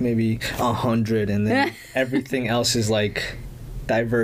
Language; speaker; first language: English; early bilingual, other home language; Spanish